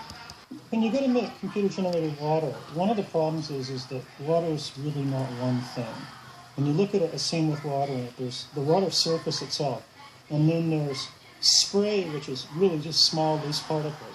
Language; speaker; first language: English; native; English